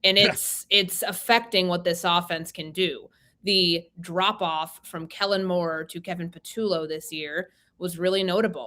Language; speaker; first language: English; native; English